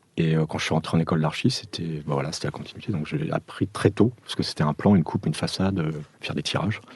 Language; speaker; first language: French; early bilingual, other home language; Portuguese